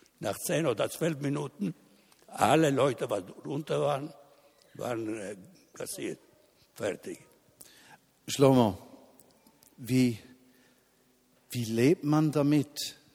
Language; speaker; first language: German; non-native, learner; Italian